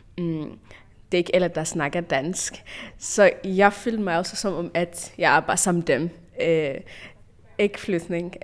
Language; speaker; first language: Danish; non-native, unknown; Tigrinya